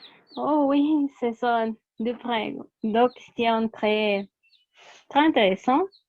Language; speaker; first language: French; non-native, learner; Spanish